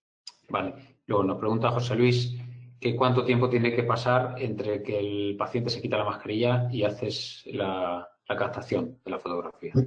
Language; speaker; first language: Spanish; native; Spanish